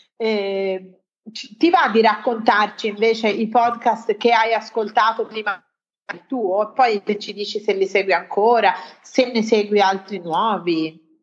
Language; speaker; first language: Italian; native; Italian